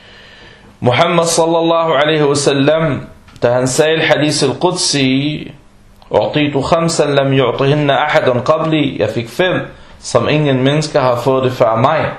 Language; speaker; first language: Danish; non-native, fluent; Arabic